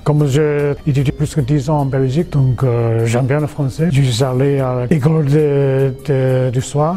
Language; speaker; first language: French; non-native, fluent; Chinese